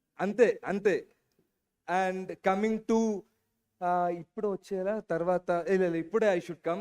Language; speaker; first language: Telugu; non-native, learner; Malayalam